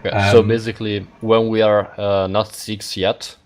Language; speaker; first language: English; non-native, fluent; Italian